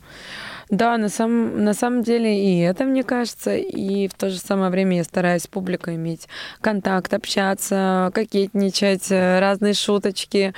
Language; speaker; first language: Russian; native; Russian